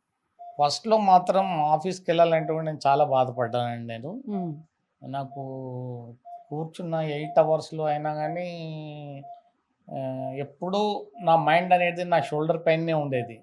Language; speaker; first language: Telugu; native; Telugu